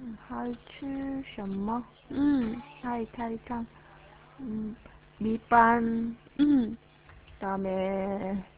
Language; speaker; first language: Chinese; non-native, learner; Korean